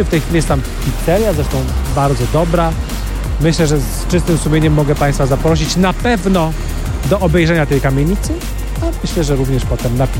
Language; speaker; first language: Polish; native; Polish